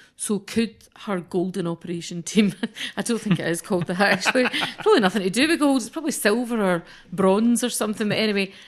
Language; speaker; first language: English; native; English